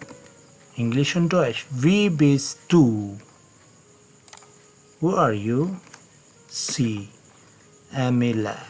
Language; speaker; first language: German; non-native, learner; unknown